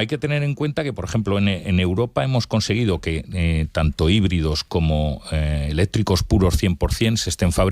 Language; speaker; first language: Spanish; native; Spanish